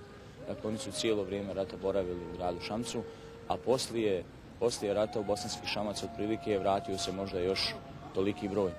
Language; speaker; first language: Bosnian; native; Bosnian